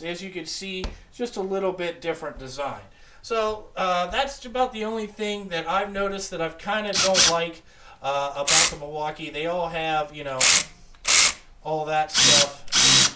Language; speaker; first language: English; native; English